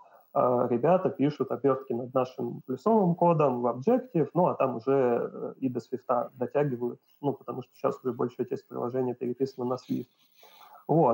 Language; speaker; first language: Russian; native; Russian